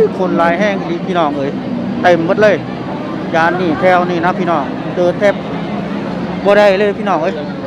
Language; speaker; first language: Thai; native; Thai